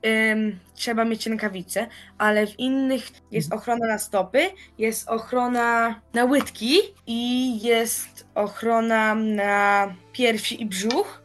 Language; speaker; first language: Polish; early bilingual, heritage; Polish